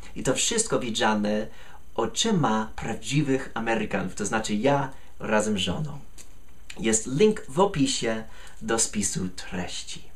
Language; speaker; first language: Polish; non-native, fluent; English